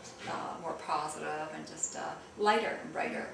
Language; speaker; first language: English; early bilingual, other home language; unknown